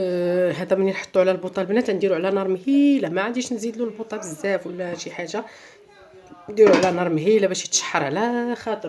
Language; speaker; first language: Arabic; native; Arabic